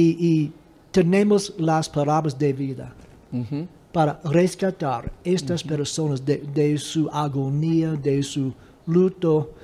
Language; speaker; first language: Spanish; non-native, fluent; English